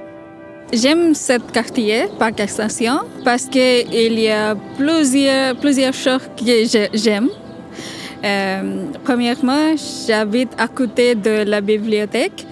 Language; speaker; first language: French; non-native, learner; Bangla